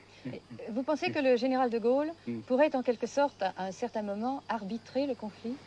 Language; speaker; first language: French; native; French